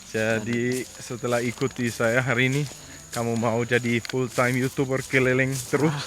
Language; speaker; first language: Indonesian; non-native, learner; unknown